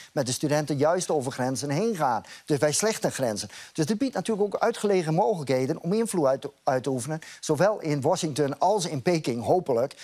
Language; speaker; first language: Dutch; native; Dutch